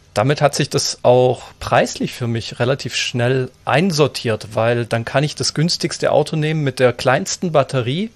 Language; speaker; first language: German; native; German